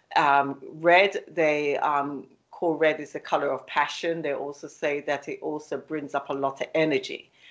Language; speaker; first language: English; native; English